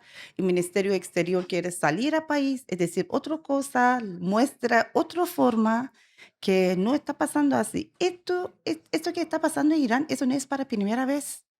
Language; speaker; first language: Spanish; non-native, learner; Persian